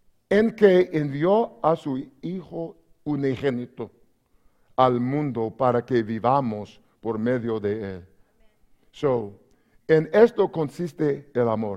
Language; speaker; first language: Spanish; non-native, learner; English